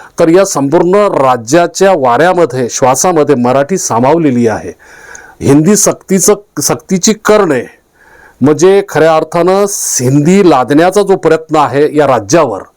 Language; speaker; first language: Marathi; non-native, local second language; Urdu